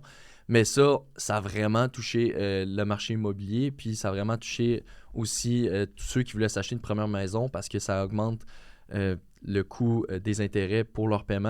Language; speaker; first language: French; native; French